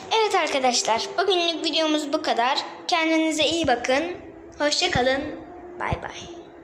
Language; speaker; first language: Turkish; native; Turkish